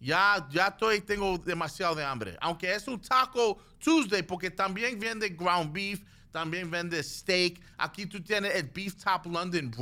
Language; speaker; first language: Spanish; early bilingual, other home language; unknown